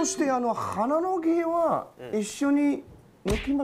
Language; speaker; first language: Japanese; non-native, learner; Chinese